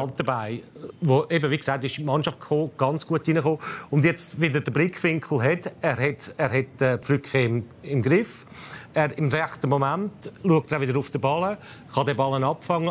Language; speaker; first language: German; native; German